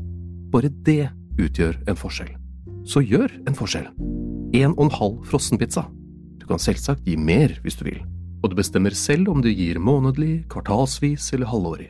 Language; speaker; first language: Norwegian; native; Norwegian